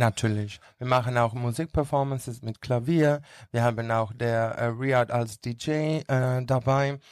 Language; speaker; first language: German; non-native, learner; Greek